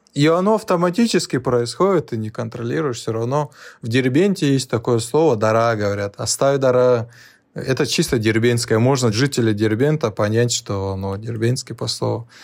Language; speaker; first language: Russian; non-native, local second language; Lezghian